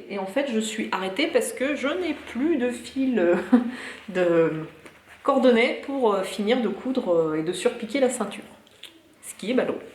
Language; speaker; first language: French; native; French